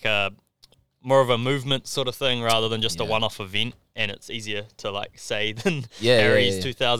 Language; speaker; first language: English; native; English